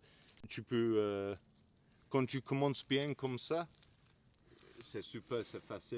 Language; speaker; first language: French; non-native, learner; English